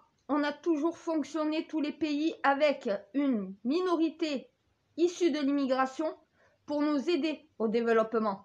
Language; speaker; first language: French; native; French